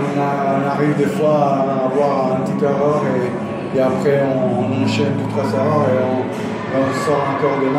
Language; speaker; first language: French; non-native, fluent; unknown